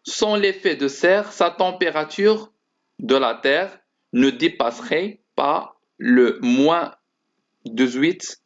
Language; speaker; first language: French; non-native, local second language; Arabic